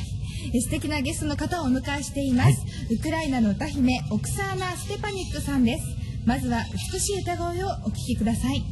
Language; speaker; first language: Japanese; native; Japanese